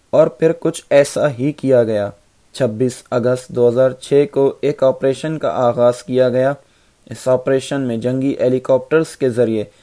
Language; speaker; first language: Urdu; non-native, local second language; Baluchi